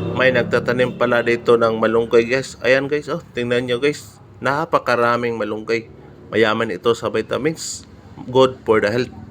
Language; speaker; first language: Filipino; non-native, local second language; Cebuano